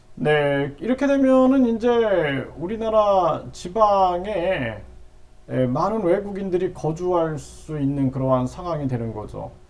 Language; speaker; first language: Korean; native; Korean